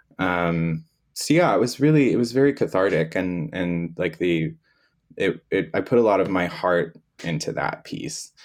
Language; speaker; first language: English; native; English